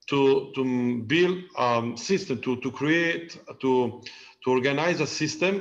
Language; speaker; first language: English; non-native, learner; Italian